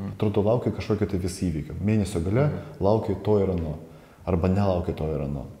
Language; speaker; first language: Lithuanian; native; Lithuanian